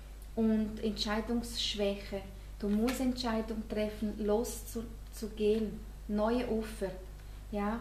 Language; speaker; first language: German; non-native, fluent; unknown